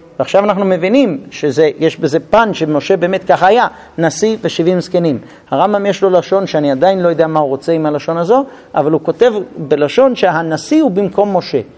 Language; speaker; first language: Hebrew; non-native, fluent; English